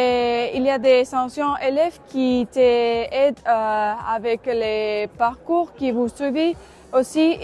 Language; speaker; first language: French; non-native, learner; Spanish